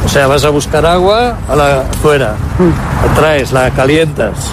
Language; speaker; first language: Spanish; native; Spanish